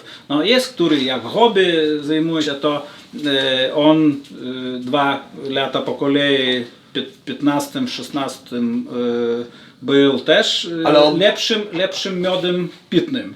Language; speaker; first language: Polish; non-native, learner; Lithuanian